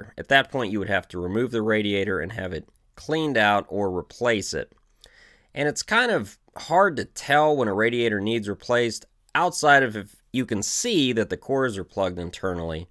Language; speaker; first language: English; native; English